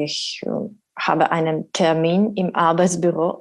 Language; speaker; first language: German; non-native, learner; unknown